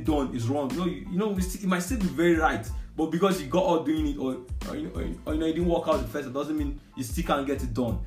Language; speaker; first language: English; non-native, local second language; Yoruba